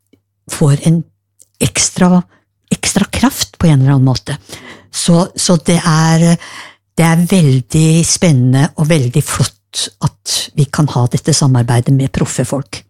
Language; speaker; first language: Norwegian; native; Norwegian